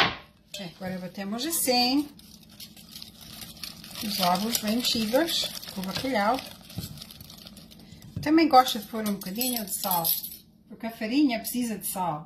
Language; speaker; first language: Portuguese; early bilingual, heritage; Portuguese